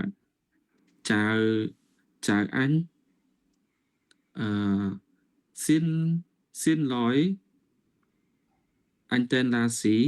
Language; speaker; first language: Vietnamese; non-native, learner; Khmer